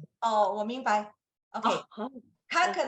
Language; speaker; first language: Chinese; non-native, fluent; Indonesian